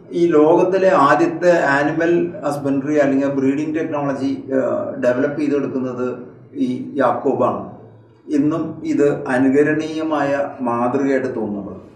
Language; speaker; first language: Malayalam; native; Malayalam